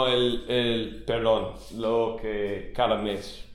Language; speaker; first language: Spanish; non-native, learner; English